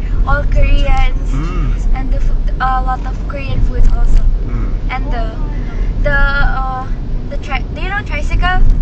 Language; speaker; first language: English; non-native, local second language; Filipino